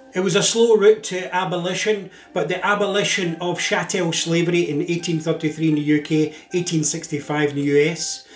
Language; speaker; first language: English; native; English